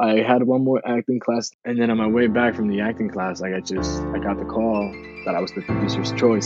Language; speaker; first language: English; early bilingual, other home language; Spanish